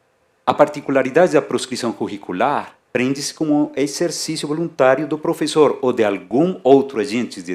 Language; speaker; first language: Portuguese; non-native, fluent; Spanish